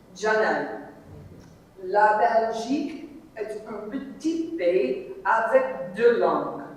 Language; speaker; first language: French; non-native, learner; English